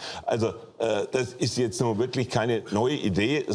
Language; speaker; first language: German; native; German